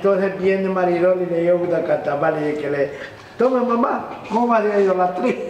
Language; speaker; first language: Spanish; native; Spanish